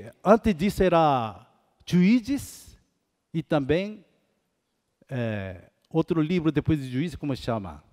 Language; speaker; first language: Portuguese; non-native, fluent; Korean